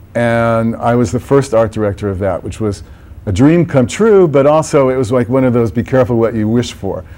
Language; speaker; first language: English; native; English